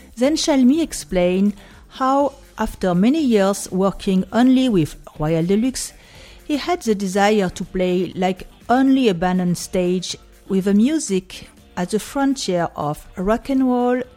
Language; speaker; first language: English; non-native, fluent; French